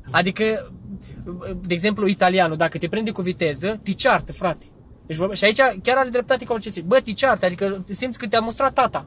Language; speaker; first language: Romanian; early bilingual, heritage; Romanian